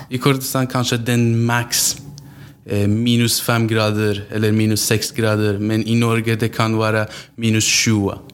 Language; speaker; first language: Norwegian; non-native, learner; Central Kurdish